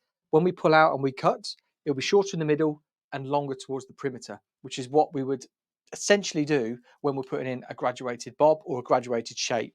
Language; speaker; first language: English; native; English